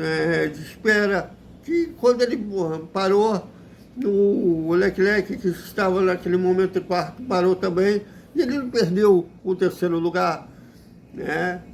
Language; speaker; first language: Portuguese; native; Portuguese